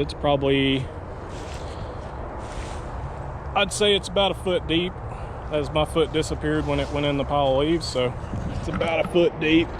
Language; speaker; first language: English; native; English